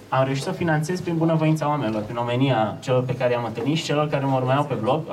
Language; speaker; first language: Romanian; native; Romanian